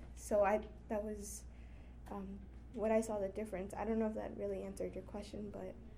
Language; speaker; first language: English; early bilingual, other home language; Spanish